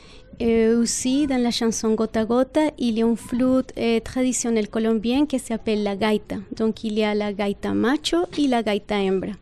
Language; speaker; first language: French; non-native, fluent; Spanish